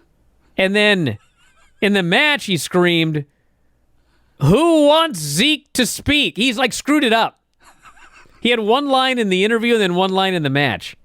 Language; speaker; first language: English; native; English